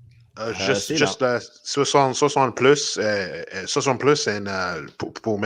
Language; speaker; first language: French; non-native, learner; English